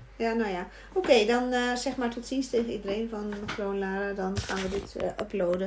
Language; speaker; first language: Dutch; native; Dutch